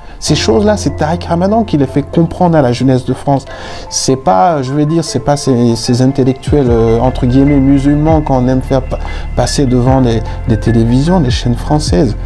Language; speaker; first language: French; non-native, local second language; Fula